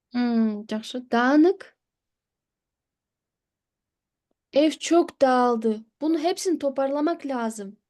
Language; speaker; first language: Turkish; non-native, fluent; Kyrgyz